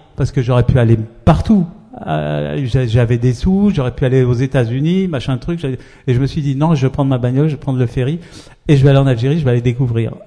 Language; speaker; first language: French; early bilingual, other home language; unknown